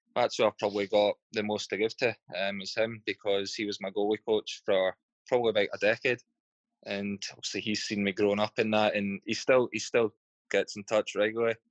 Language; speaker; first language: English; native; English